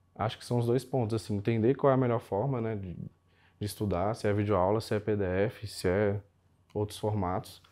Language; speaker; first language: Portuguese; native; Portuguese